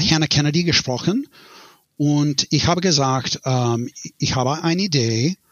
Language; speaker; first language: German; non-native, learner; English